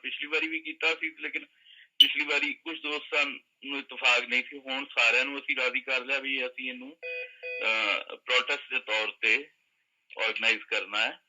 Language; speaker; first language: Punjabi; native; Punjabi